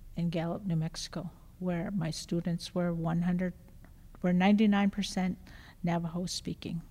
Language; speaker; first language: English; native; English